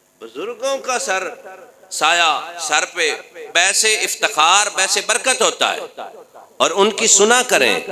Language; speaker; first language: Urdu; non-native, local second language; Punjabi